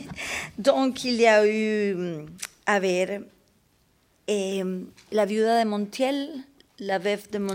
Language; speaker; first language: French; non-native, learner; Spanish